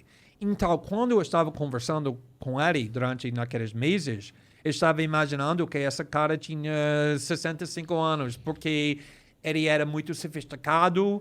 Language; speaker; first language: Portuguese; non-native, fluent; English